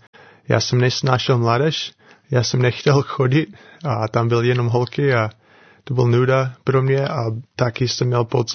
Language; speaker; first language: Czech; non-native, learner; English